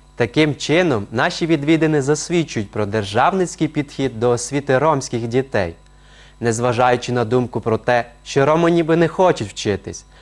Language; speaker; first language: Ukrainian; non-native, local second language; Romany